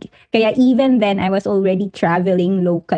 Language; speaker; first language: English; non-native, local second language; Waray